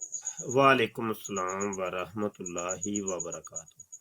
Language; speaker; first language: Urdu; non-native, local second language; Punjabi